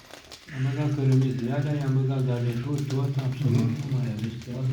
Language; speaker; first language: Romanian; native; Romanian